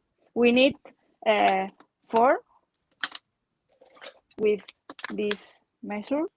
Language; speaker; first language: English; non-native, learner; Spanish